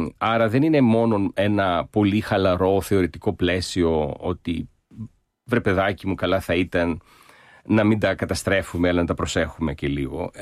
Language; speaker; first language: Greek; early bilingual, heritage; Greek